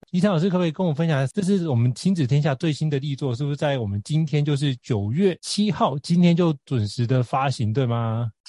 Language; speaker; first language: Chinese; native; Chinese